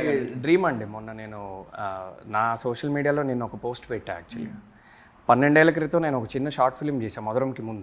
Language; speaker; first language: Telugu; native; Telugu